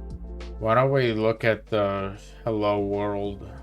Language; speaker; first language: English; native; English